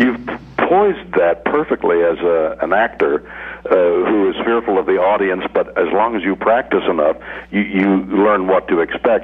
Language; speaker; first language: English; native; English